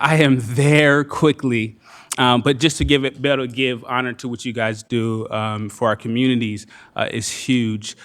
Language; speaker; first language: English; native; English